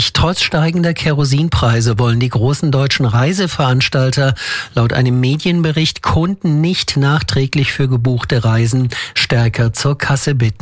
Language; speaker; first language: German; native; German